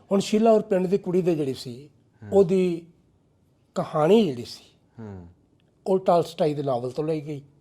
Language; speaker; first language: Punjabi; native; Punjabi